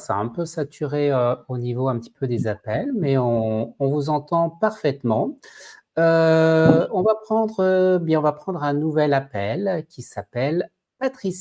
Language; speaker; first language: French; native; French